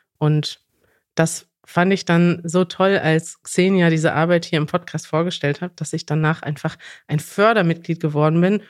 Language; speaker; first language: German; native; German